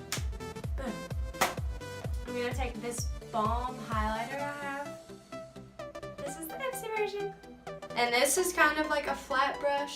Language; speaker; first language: English; native; English